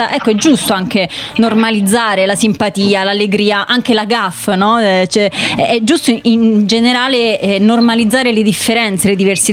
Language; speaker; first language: Italian; native; Italian